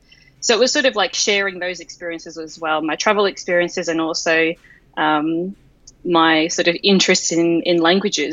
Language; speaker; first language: English; native; English